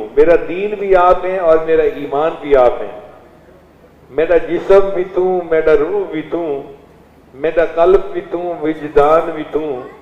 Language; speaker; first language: Urdu; non-native, local second language; Saraiki